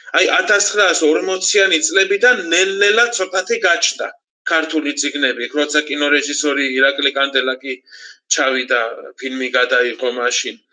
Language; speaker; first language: Georgian; native; Georgian